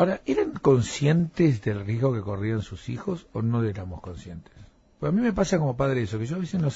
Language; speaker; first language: Spanish; native; Spanish